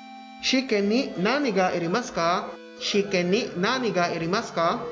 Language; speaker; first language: Japanese; non-native, fluent; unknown